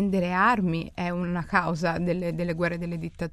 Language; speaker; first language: Italian; early bilingual, other home language; Somali